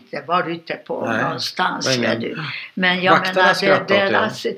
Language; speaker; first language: Swedish; non-native, fluent; Romanian